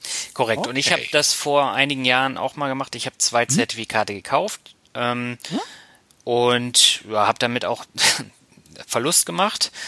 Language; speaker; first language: German; native; German